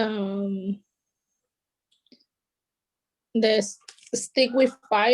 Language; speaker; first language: English; non-native, learner; Spanish